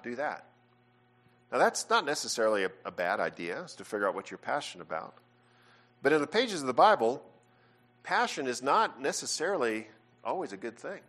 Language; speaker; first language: English; native; English